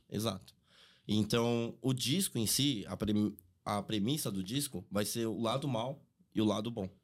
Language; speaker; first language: Portuguese; native; Portuguese